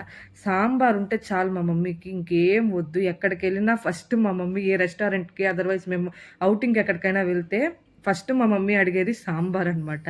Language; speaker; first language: Telugu; native; Telugu